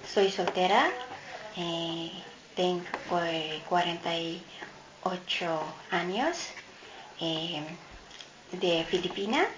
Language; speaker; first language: Spanish; non-native, learner; Filipino